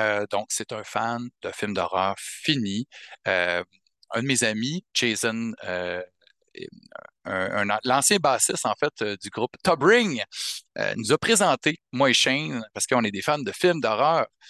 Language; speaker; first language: French; native; French